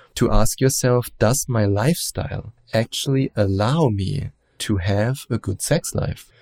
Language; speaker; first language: English; non-native, fluent; German